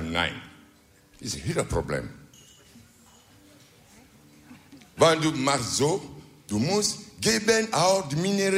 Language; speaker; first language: Dutch; non-native, learner; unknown